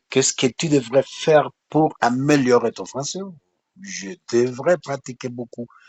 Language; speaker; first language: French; non-native, fluent; Spanish